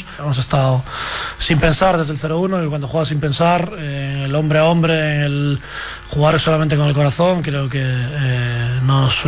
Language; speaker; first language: Spanish; native; Spanish